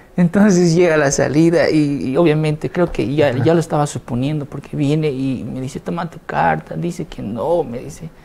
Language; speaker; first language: Spanish; native; Spanish